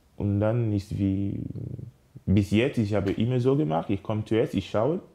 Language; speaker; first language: German; non-native, learner; French